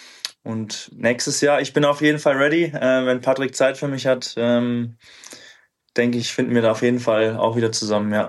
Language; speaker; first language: German; native; German